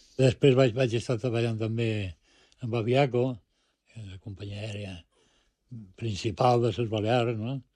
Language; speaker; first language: Catalan; early bilingual, other home language; Spanish